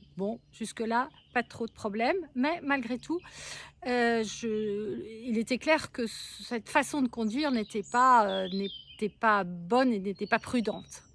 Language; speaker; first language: French; native; French